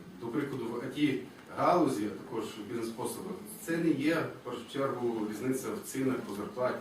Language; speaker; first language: Ukrainian; native; Ukrainian